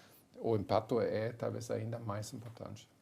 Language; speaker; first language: Portuguese; non-native, fluent; German